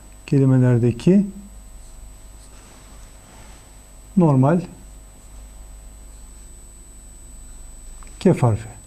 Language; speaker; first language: Turkish; native; Turkish